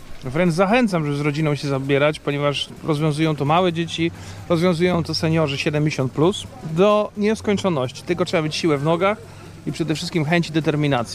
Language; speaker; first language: Polish; native; Polish